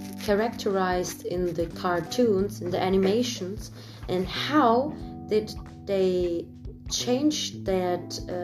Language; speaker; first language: English; non-native, fluent; German